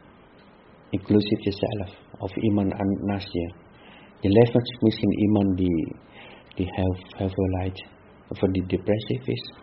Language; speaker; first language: Dutch; non-native, fluent; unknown